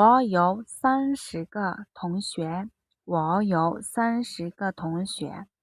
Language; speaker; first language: Chinese; non-native, fluent; Mongolian